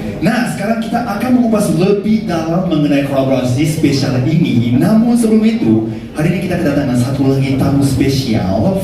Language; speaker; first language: Indonesian; non-native, fluent; Japanese